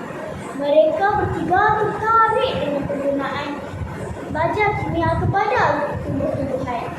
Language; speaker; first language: Malay; native; Malay